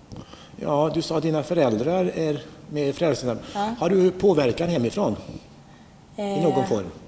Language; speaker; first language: Swedish; native; Swedish